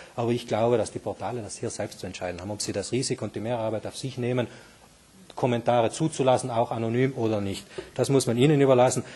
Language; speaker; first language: German; native; German